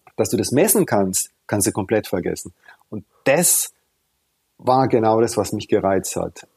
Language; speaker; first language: German; early bilingual, other home language; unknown